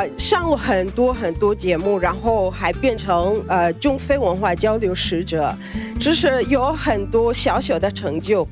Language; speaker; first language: Chinese; non-native, fluent; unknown